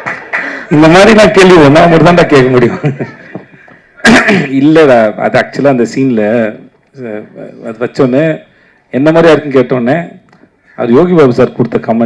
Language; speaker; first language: Tamil; native; Tamil